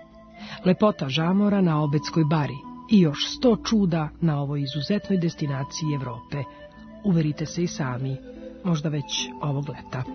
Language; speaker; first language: Serbian; native; Serbian